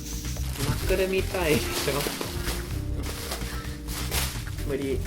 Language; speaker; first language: Japanese; non-native, learner; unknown